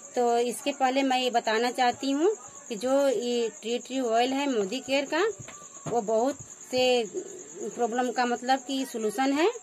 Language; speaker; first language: Hindi; native; Hindi